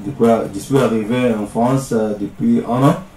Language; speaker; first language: French; non-native, learner; Arabic